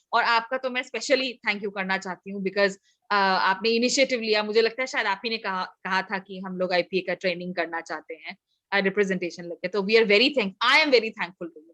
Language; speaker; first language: Hindi; native; Hindi